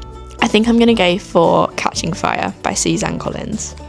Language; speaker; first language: English; native; English